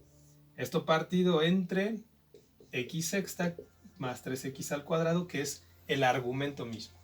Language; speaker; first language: Spanish; native; Spanish